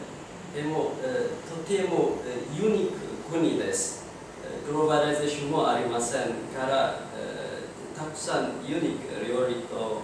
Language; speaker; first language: Japanese; non-native, learner; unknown